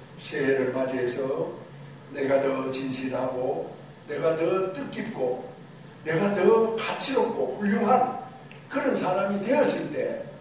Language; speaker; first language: Korean; native; Korean